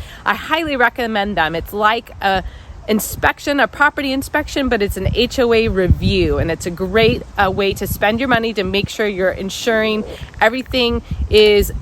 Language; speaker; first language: English; native; English